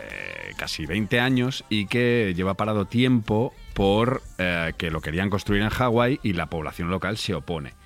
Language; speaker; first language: Spanish; native; Spanish